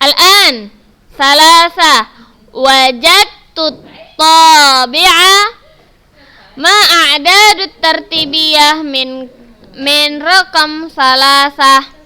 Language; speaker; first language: Arabic; non-native, fluent; Indonesian